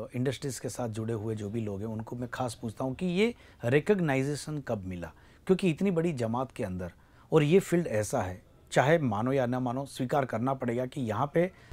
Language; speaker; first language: Hindi; non-native, local second language; Gujarati